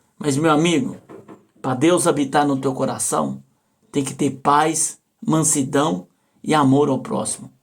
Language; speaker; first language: Portuguese; native; Portuguese